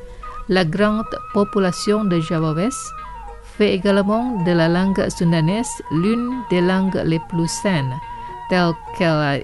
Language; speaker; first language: French; non-native, fluent; Indonesian